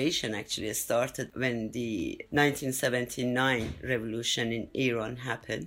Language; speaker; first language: English; non-native, fluent; Persian